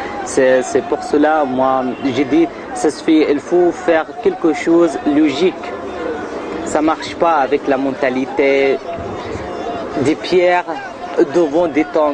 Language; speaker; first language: French; non-native, learner; Arabic